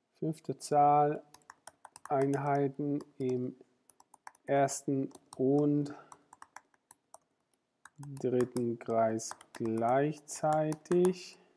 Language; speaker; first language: German; non-native, fluent; Spanish